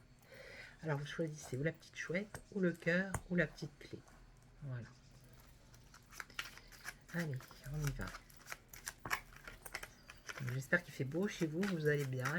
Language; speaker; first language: French; native; French